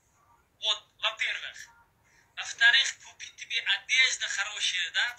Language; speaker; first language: Russian; non-native, learner; Uzbek